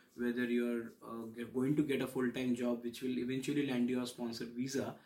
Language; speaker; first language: English; non-native, local second language; Bangla